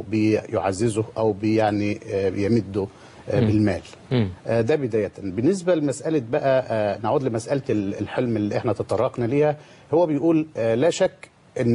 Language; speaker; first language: Arabic; native; Arabic